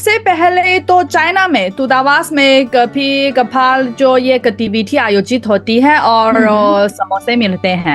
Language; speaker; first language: Hindi; non-native, learner; Chinese